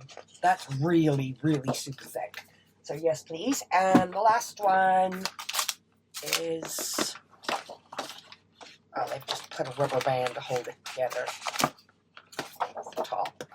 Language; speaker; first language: English; native; English